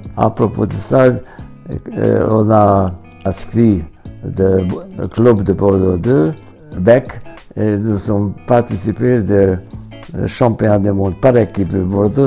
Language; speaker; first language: French; non-native, fluent; Hungarian